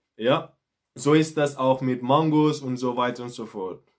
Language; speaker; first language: German; non-native, fluent; Mandingo